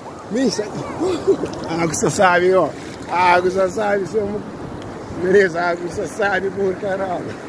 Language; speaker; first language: Portuguese; non-native, local second language; Kabuverdianu